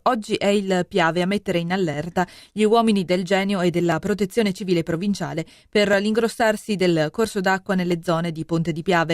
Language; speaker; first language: Italian; native; Italian